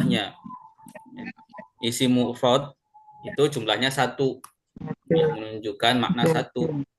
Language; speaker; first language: Indonesian; native; Indonesian